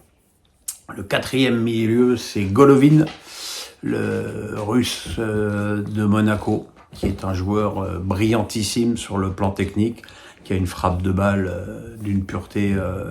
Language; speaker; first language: French; native; French